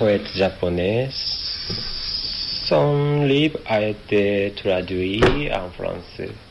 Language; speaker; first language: French; non-native, learner; Japanese